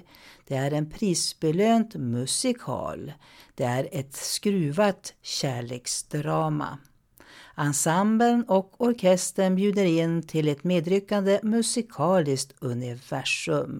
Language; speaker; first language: Swedish; native; Swedish